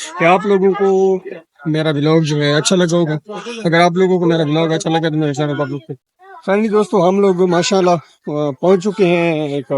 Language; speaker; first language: Urdu; non-native, local second language; Punjabi